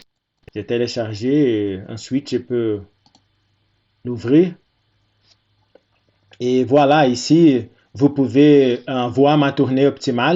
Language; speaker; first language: French; non-native, fluent; Portuguese